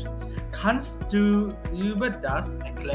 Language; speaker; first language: German; non-native, learner; Thai